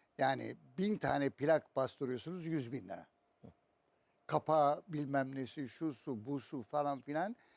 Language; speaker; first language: Turkish; native; Turkish